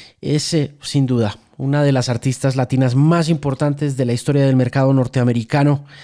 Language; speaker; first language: Spanish; early bilingual, heritage; Spanish